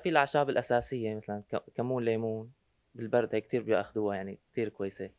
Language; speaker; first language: Arabic; native; Arabic